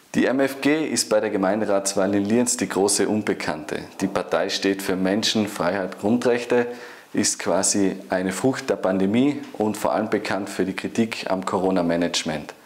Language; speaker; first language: German; native; German